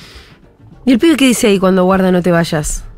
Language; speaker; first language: Spanish; native; Spanish